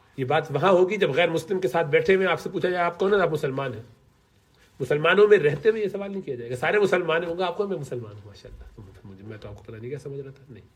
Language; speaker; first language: Urdu; native; Urdu